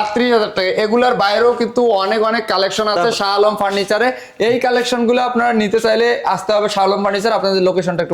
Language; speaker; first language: Bangla; native; Bangla